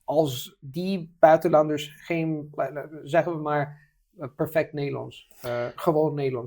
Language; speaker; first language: Dutch; non-native, fluent; Italian